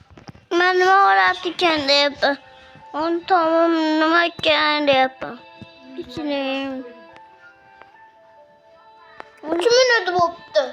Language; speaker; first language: Turkish; non-native, learner; Uzbek